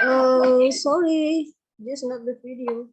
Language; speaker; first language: English; non-native, fluent; Indonesian